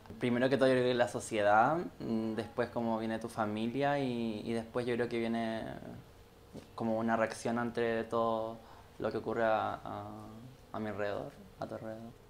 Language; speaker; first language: Spanish; native; Spanish